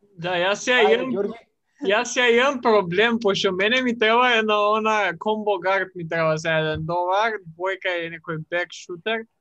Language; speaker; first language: Macedonian; native; Macedonian